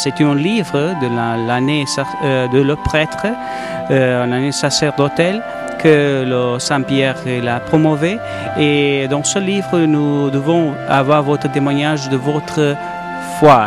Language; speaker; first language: French; non-native, learner; Spanish